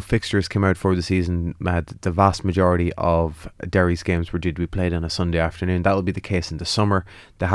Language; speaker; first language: English; native; English